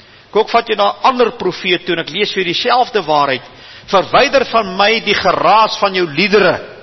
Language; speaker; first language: Afrikaans; native; Afrikaans